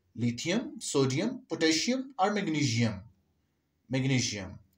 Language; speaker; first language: English; non-native, local second language; Urdu